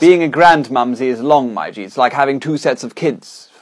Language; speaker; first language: English; native; English